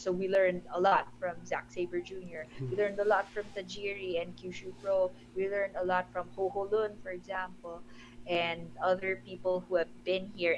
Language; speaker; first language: English; non-native, local second language; Filipino